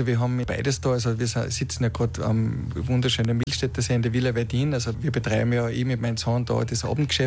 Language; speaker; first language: German; native; German